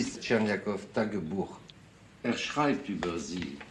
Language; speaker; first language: German; non-native, fluent; French